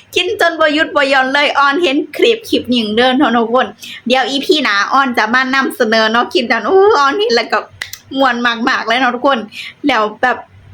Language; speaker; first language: Thai; native; Thai